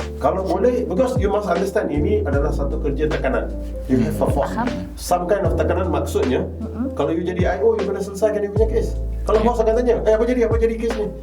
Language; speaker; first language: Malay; non-native, local second language; Tamil